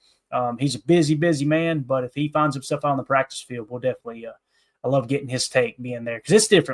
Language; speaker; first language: English; native; English